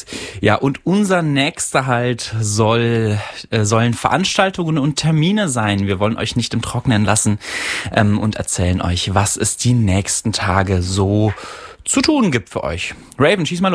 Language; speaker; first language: German; native; German